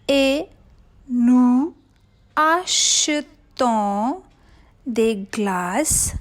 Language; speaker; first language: French; non-native, fluent; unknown